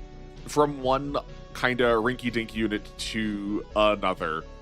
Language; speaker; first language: English; native; English